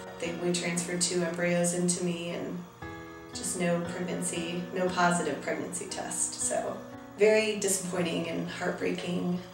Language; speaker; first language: English; native; English